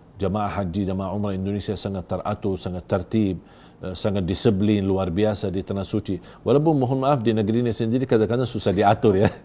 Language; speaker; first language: Indonesian; non-native, fluent; Arabic